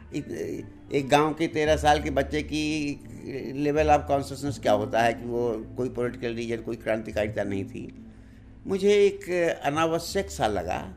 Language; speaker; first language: Hindi; native; Hindi